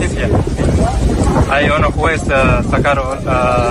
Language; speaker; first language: Spanish; non-native, learner; Arabic